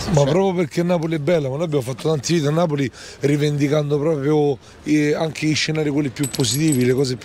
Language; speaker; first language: Italian; native; Italian